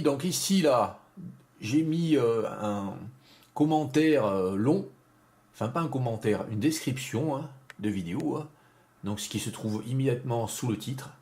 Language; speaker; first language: French; native; French